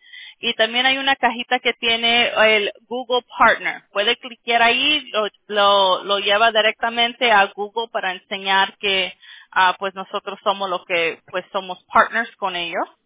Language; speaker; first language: Spanish; early bilingual, other home language; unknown